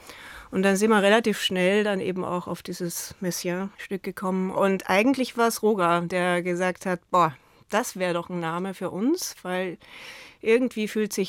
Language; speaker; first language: German; native; German